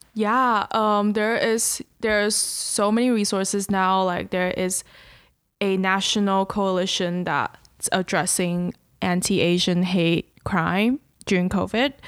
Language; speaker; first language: English; early bilingual, other home language; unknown